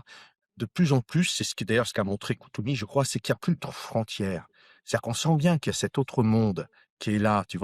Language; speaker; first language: French; native; French